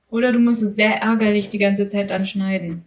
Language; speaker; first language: German; native; German